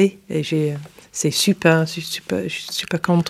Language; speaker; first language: French; non-native, fluent; English